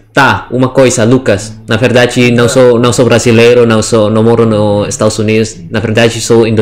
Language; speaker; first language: Portuguese; non-native, learner; Indonesian